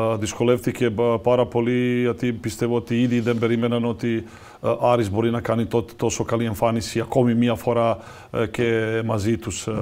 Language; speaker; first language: Greek; non-native, fluent; Serbian